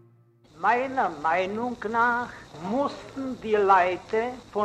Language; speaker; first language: German; non-native, fluent; Czech